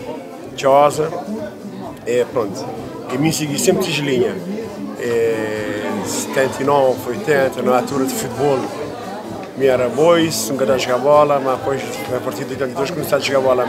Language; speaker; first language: Portuguese; non-native, local second language; Kabuverdianu